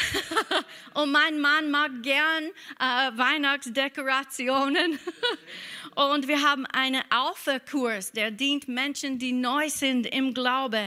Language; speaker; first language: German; non-native, fluent; English